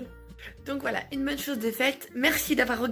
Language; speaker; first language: French; native; French